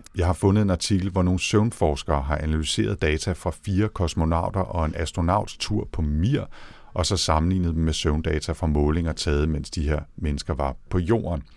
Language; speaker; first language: Danish; native; Danish